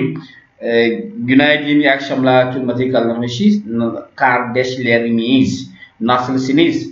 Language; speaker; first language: Turkish; non-native, learner; French